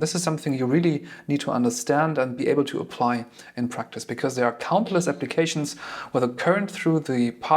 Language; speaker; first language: English; non-native, fluent; German